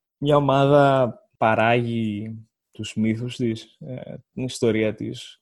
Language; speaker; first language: Greek; native; Greek